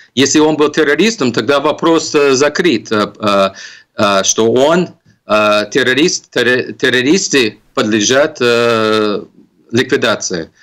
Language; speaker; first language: Russian; non-native, fluent; English